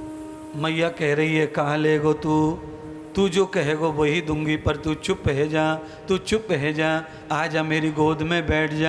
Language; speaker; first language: Hindi; native; Hindi